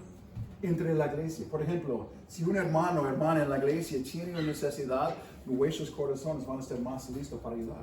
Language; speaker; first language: Spanish; non-native, fluent; English